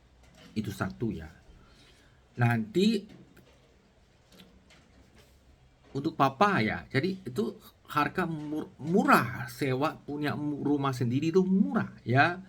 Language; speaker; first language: Indonesian; non-native, learner; Chinese